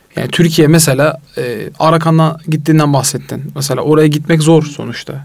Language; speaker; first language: Turkish; native; Turkish